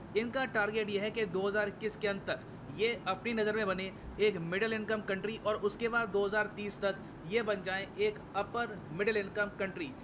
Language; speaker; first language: Hindi; native; Hindi